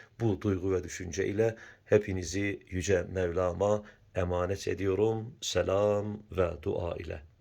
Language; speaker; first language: Turkish; native; Turkish